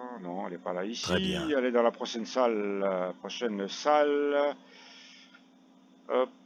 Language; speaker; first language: French; native; French